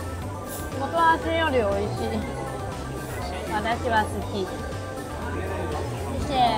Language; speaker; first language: Japanese; non-native, fluent; Chinese